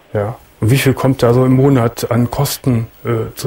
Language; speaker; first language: German; native; German